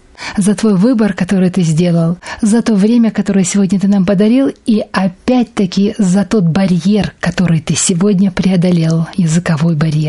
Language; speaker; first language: Russian; native; Russian